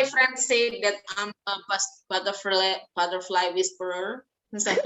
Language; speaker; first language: English; non-native, fluent; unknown